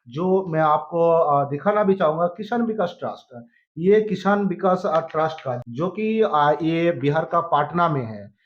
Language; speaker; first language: Hindi; non-native, local second language; Bangla